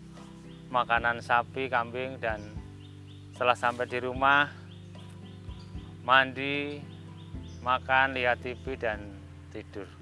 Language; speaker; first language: Indonesian; non-native, local second language; Javanese